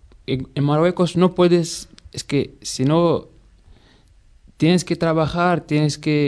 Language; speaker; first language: Spanish; non-native, learner; Arabic